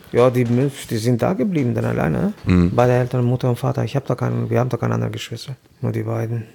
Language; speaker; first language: German; non-native, fluent; Albanian